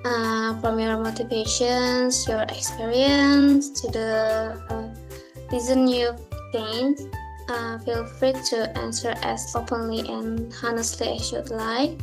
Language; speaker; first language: English; non-native, learner; Indonesian